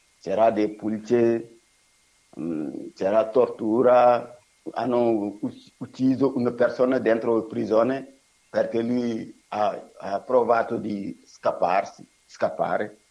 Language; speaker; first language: Italian; non-native, learner; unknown